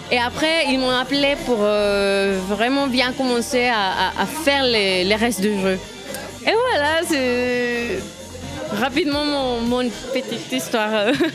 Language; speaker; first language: French; non-native, fluent; Spanish